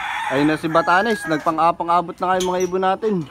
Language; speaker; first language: Filipino; native; Filipino